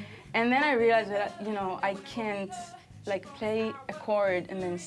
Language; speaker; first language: English; non-native, fluent; Hebrew